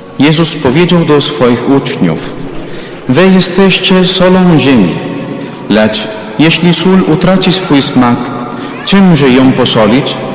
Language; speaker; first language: Polish; non-native, fluent; Italian